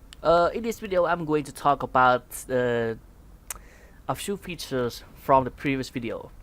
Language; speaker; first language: English; non-native, fluent; Khmer